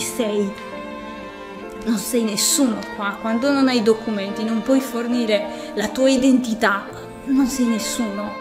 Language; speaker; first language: Italian; non-native, fluent; Georgian